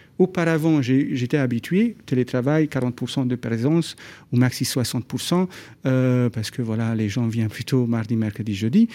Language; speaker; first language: French; non-native, fluent; Hungarian